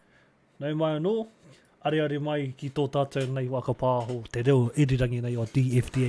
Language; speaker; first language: Māori; non-native, local second language; English